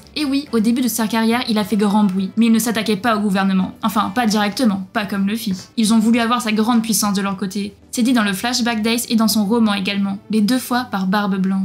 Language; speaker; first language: French; native; French